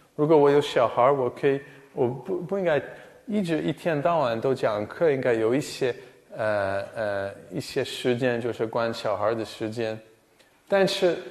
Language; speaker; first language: Chinese; non-native, fluent; English